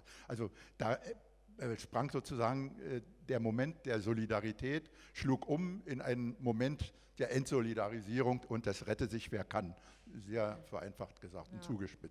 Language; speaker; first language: German; native; German